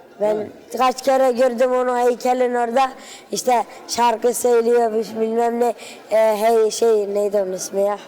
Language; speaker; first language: Turkish; early bilingual, other home language; Arabic